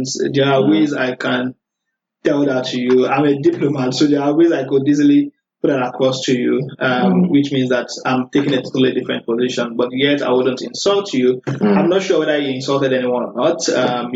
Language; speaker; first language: English; non-native, local second language; Yoruba